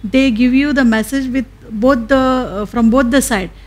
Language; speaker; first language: Hindi; non-native, local second language; Urdu